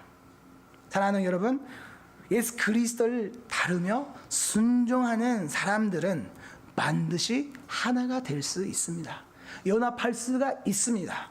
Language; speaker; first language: Korean; non-native, fluent; Japanese